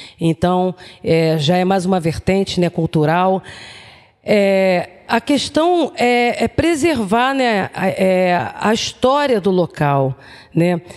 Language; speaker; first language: Portuguese; native; Portuguese